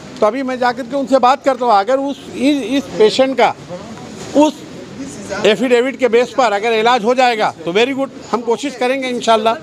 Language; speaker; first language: Hindi; native; Hindi